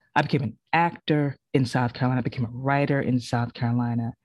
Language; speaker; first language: English; native; English